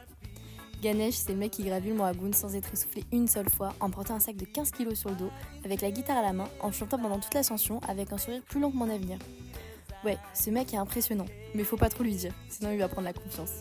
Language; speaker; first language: French; native; French